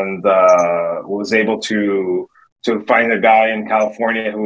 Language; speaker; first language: English; native; English